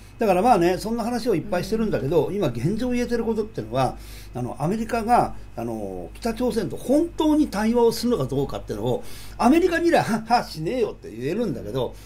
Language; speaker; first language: Japanese; native; Japanese